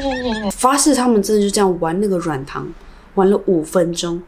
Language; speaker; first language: Chinese; native; Chinese